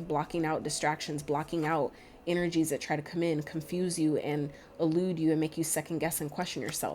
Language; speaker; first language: English; native; English